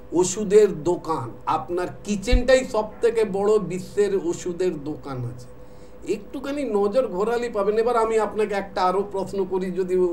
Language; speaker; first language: Bangla; non-native, local second language; Hindi